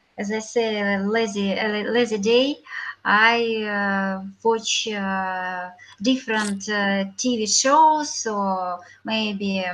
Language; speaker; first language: English; non-native, learner; Russian